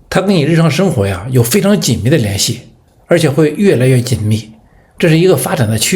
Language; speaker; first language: Chinese; native; Chinese